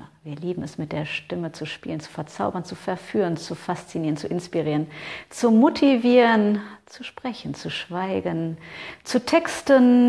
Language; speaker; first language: German; native; German